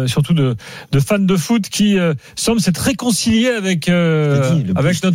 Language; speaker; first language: French; native; French